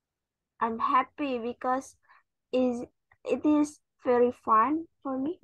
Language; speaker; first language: English; non-native, learner; Indonesian